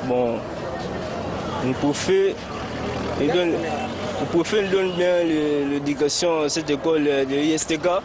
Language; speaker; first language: French; non-native, learner; Lingala